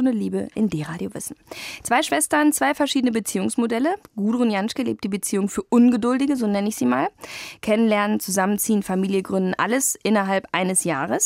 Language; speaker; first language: German; native; German